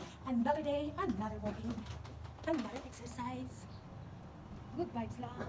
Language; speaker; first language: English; non-native, local second language; Filipino